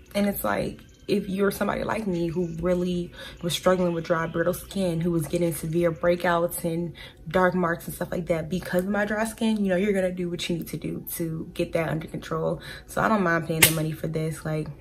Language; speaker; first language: English; native; English